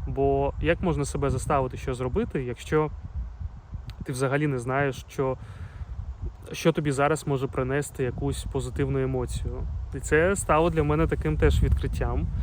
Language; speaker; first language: Ukrainian; non-native, local second language; Russian